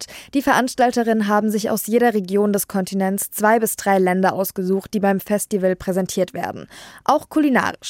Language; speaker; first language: German; native; German